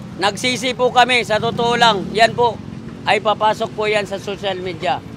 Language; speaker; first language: Filipino; native; Filipino